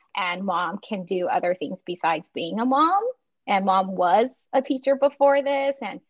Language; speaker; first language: English; non-native, fluent; Chinese